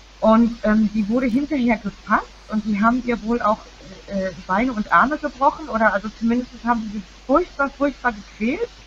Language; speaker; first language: German; native; German